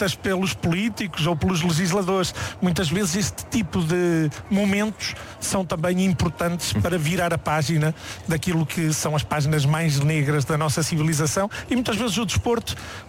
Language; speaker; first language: Portuguese; native; Portuguese